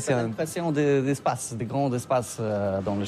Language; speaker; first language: French; non-native, learner; Polish